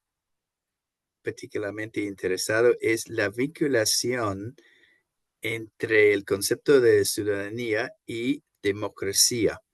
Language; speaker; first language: Spanish; non-native, fluent; Portuguese